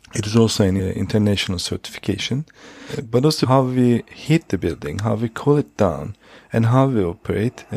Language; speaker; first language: English; non-native, fluent; Turkish